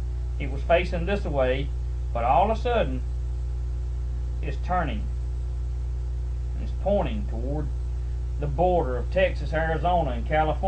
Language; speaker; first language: English; native; English